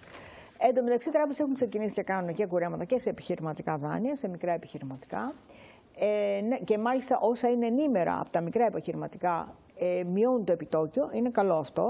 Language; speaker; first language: Greek; native; Greek